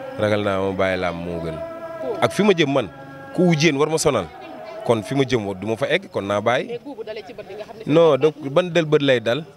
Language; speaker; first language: Wolof; non-native, local second language; Fula